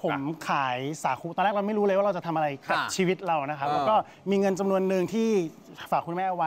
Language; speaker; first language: Thai; native; Thai